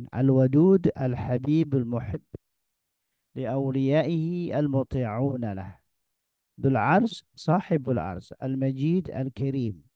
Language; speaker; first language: Arabic; non-native, fluent; Indonesian